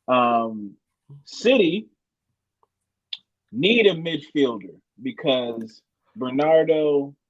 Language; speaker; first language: English; native; English